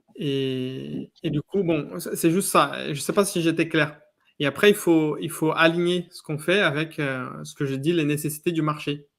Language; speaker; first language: French; non-native, fluent; Portuguese